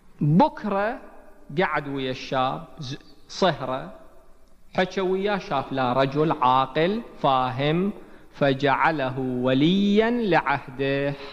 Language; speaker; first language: Arabic; native; Arabic